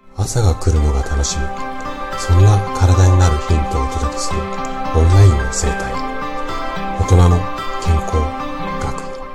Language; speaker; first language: Japanese; native; Japanese